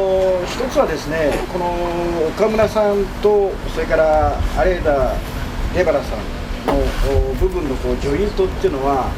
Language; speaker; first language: Japanese; native; Japanese